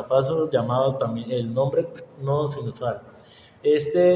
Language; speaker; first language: Spanish; native; Spanish